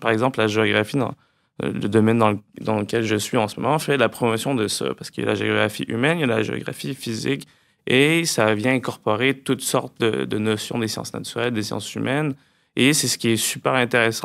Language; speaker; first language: French; native; French